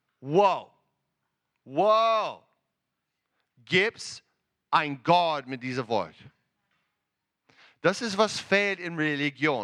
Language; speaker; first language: German; non-native, learner; English